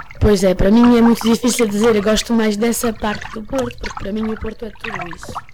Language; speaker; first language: Portuguese; early bilingual, heritage; Portuguese